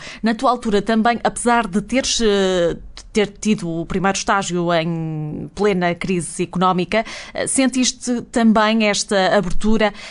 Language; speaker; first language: Portuguese; native; Portuguese